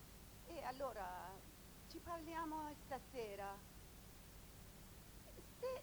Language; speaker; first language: Italian; non-native, learner; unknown